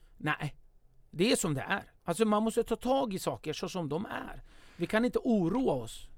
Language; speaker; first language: Swedish; early bilingual, other home language; Kurdish